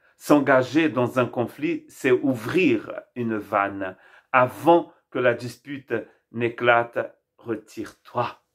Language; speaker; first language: French; non-native, fluent; Portuguese